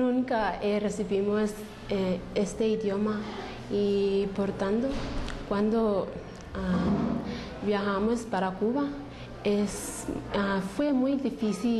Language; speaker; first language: Spanish; non-native, learner; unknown